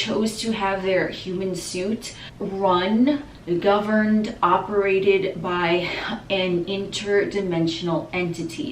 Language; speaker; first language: English; native; English